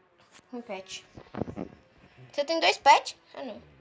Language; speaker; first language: Portuguese; native; Portuguese